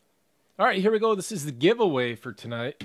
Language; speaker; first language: English; native; English